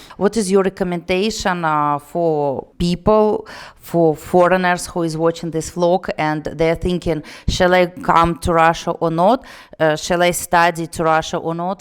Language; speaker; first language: English; non-native, learner; Russian